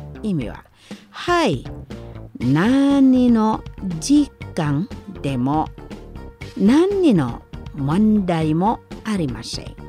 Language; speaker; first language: Japanese; non-native, fluent; Indonesian